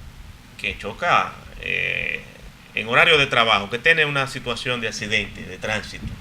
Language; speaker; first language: Spanish; native; Spanish